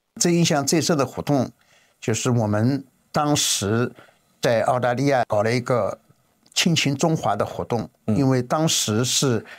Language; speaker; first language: Chinese; native; Chinese